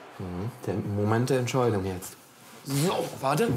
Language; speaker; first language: German; native; German